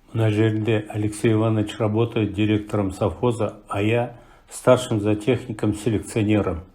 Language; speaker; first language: Russian; non-native, local second language; Kazakh